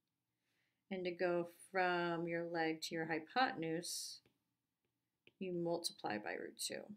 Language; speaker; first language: English; native; English